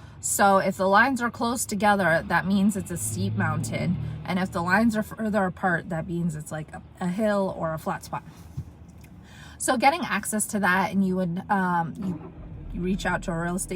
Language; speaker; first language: English; native; English